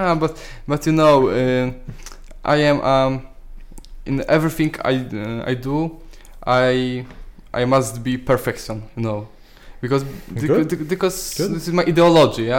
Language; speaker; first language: English; non-native, learner; Polish